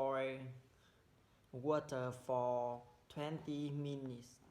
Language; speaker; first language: English; non-native, learner; Vietnamese